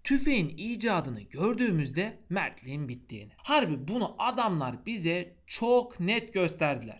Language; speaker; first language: Turkish; native; Turkish